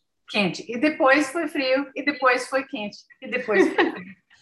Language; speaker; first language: Portuguese; non-native, learner; English